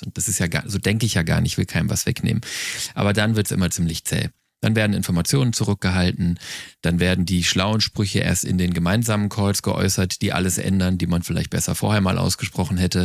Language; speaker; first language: German; native; German